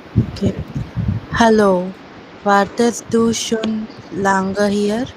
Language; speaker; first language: German; non-native, learner; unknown